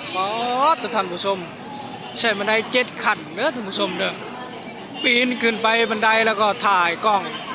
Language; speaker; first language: Thai; native; Thai